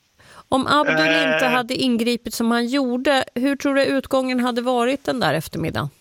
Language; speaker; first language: Swedish; native; Swedish